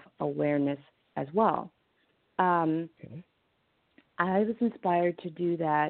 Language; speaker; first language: English; native; English